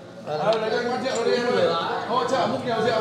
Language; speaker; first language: Vietnamese; native; Vietnamese